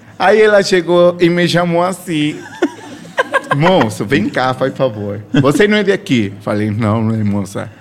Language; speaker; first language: Portuguese; non-native, fluent; Spanish